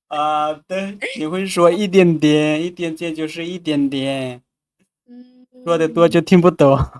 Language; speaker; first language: Chinese; non-native, fluent; Vietnamese